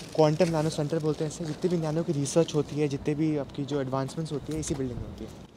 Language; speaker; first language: Hindi; non-native, local second language; Bangla